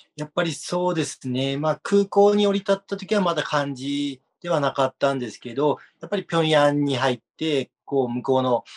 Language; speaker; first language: Japanese; native; Japanese